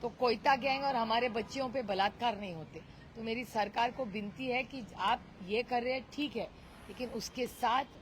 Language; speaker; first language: Hindi; non-native, local second language; Marathi